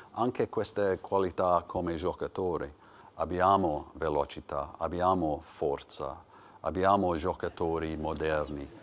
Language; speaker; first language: Italian; non-native, learner; English